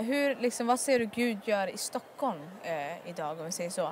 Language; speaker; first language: Swedish; native; Swedish